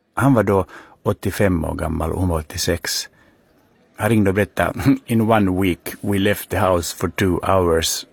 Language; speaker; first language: Swedish; native; Swedish